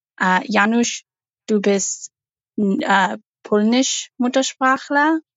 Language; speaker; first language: German; native; German